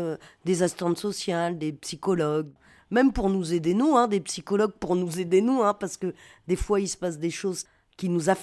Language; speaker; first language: French; native; French